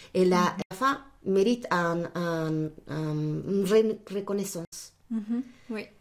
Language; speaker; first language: French; non-native, fluent; Spanish